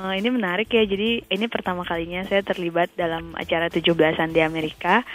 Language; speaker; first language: Indonesian; native; Indonesian